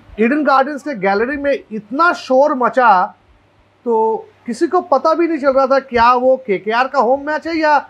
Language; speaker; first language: Hindi; non-native, local second language; Bangla